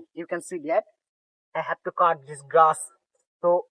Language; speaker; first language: English; non-native, learner; Bangla